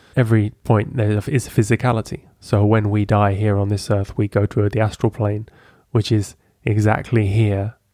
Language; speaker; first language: English; native; English